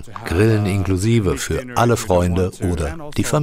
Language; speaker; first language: German; native; German